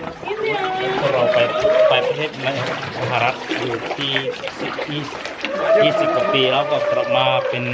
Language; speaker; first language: Thai; non-native, learner; Hmong